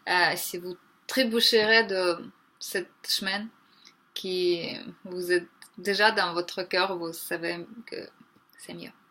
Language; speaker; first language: French; non-native, learner; Ukrainian